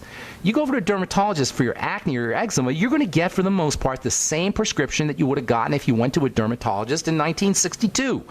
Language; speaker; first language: English; native; English